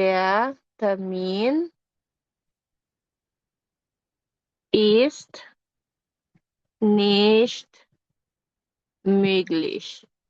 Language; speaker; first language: German; non-native, fluent; Filipino